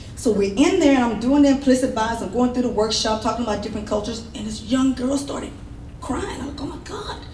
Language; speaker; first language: English; native; English